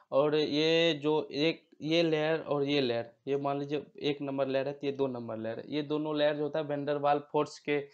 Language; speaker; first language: Hindi; native; Hindi